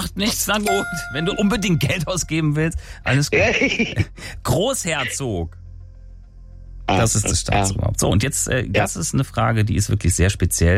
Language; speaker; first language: German; native; German